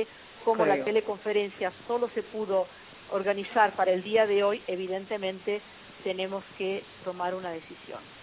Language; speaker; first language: Spanish; native; Spanish